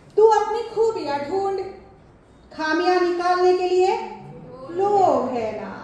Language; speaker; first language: Hindi; non-native, local second language; Marathi